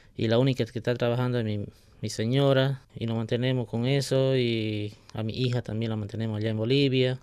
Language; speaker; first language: Spanish; native; Spanish